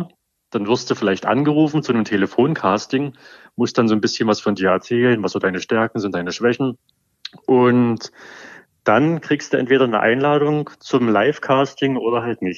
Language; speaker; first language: German; native; German